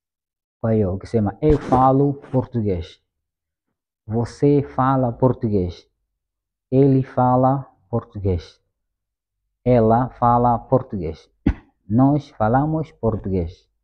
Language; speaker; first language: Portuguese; non-native, fluent; Swahili